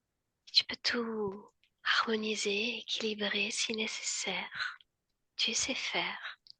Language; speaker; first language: French; native; French